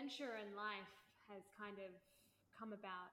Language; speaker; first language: English; native; English